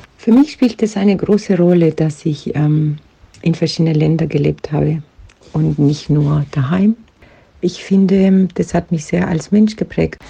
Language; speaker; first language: German; non-native, fluent; Romanian